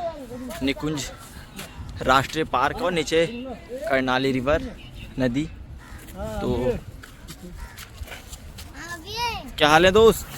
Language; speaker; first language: Hindi; native; Hindi